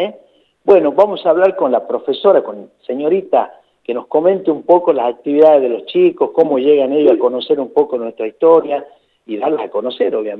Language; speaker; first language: Spanish; native; Spanish